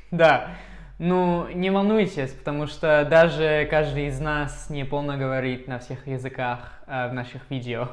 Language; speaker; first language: Russian; non-native, fluent; English